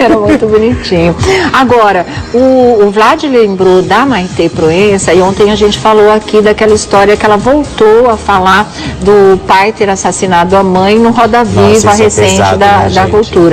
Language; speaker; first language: Portuguese; native; Portuguese